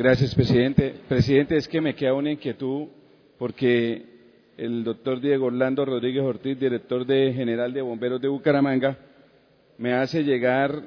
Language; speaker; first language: Spanish; native; Spanish